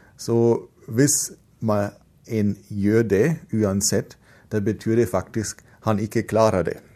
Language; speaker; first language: Norwegian; non-native, fluent; German